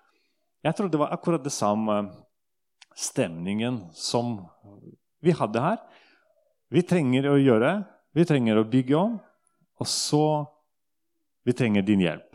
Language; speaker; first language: Norwegian; non-native, fluent; Russian